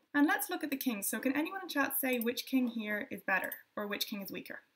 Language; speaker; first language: English; native; English